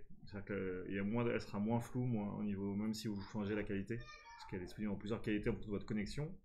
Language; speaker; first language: French; native; French